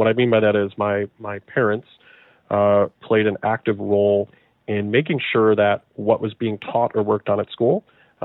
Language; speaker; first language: English; native; English